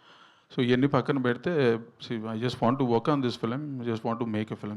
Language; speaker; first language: Telugu; native; Telugu